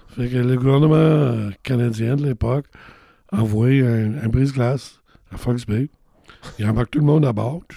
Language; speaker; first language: French; native; French